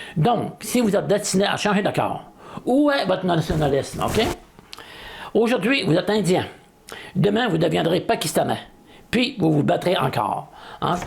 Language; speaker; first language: French; native; French